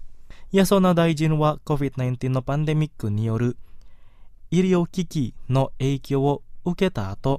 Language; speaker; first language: Japanese; non-native, fluent; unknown